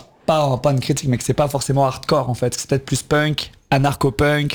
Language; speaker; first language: French; native; French